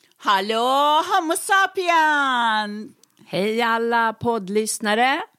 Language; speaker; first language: Swedish; early bilingual, other home language; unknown